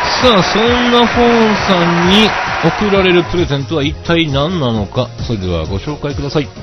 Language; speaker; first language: Japanese; native; Japanese